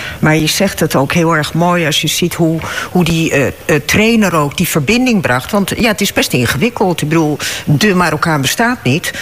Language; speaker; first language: Dutch; early bilingual, other home language; Arabic